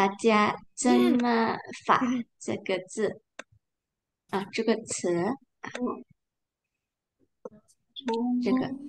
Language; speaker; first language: Chinese; non-native, fluent; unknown